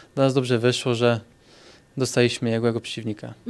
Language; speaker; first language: Polish; native; Polish